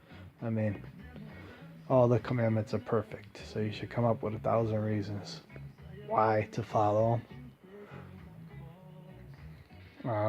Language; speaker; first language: English; native; English